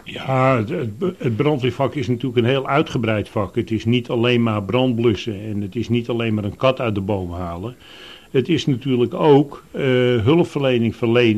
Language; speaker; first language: Dutch; native; Dutch